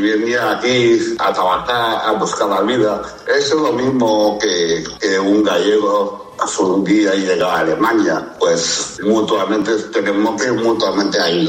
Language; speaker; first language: Spanish; non-native, fluent; Chinese